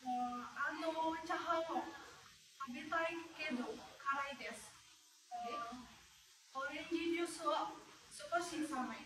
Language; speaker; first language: Japanese; non-native, learner; Indonesian